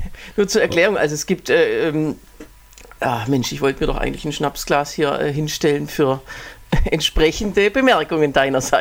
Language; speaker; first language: German; native; German